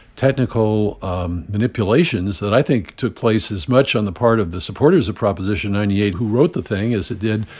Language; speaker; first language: English; native; English